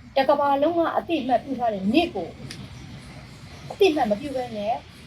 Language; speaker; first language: Burmese; native; Burmese